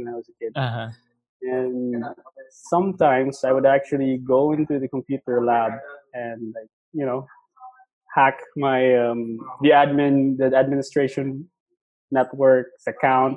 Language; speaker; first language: English; non-native, local second language; Cebuano